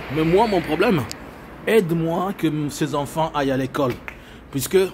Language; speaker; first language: French; non-native, local second language; Swahili